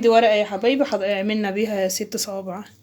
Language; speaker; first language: Arabic; native; Arabic